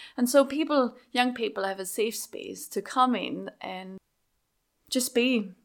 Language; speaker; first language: English; non-native, fluent; Swiss German